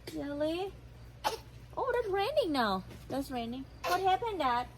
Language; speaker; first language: English; non-native, learner; Thai